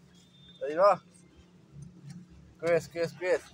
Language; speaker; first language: Arabic; non-native, learner; Punjabi